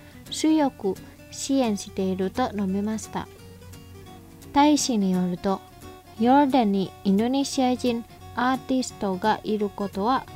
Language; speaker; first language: Japanese; non-native, fluent; Indonesian